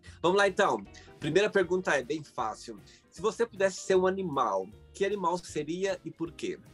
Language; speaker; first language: Portuguese; native; Portuguese